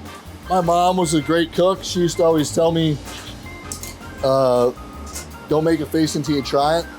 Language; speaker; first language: English; native; English